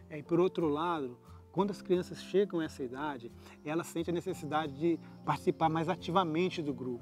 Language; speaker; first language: Portuguese; native; Portuguese